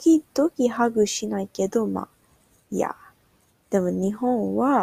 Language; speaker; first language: Japanese; non-native, learner; English